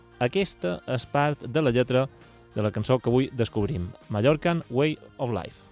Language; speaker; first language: Catalan; native; Catalan